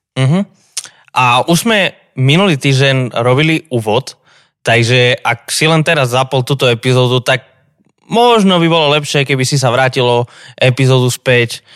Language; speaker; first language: Slovak; non-native, fluent; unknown